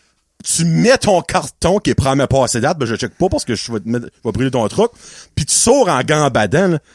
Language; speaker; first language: French; native; French